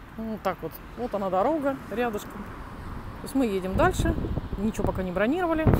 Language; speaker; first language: Russian; native; Russian